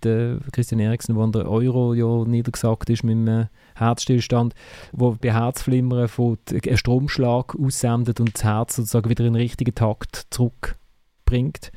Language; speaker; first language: German; native; German